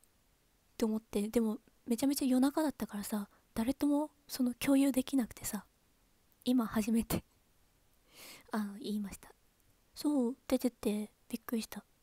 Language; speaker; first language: Japanese; native; Japanese